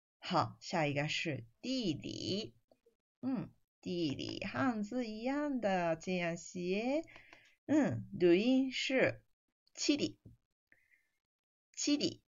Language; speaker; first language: Chinese; non-native, fluent; Japanese